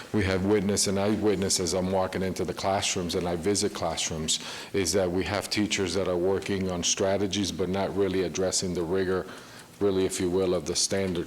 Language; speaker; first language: English; early bilingual, other home language; Spanish